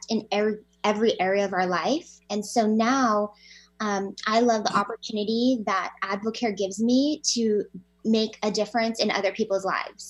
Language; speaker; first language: English; native; English